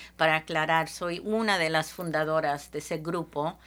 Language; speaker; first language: Spanish; early bilingual, heritage; Spanish